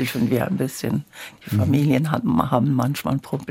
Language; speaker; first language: German; non-native, fluent; French